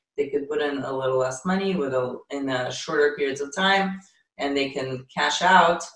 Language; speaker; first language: English; non-native, fluent; Ukrainian